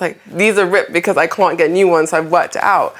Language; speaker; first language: English; native; English